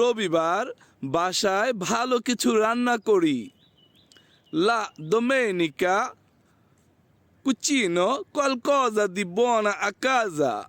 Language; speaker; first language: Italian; non-native, fluent; Bangla